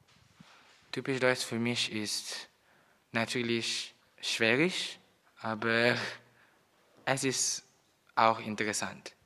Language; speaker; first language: German; non-native, learner; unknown